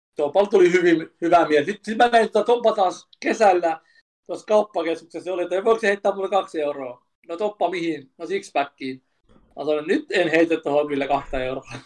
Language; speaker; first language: Finnish; early bilingual, other home language; Kurdish